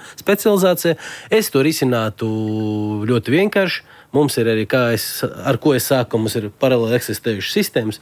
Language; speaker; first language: Latvian; non-native, local second language; Russian